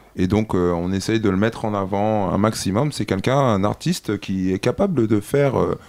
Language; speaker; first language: French; native; French